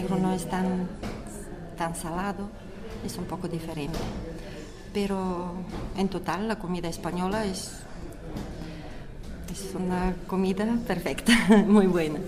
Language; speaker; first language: Spanish; non-native, learner; Bulgarian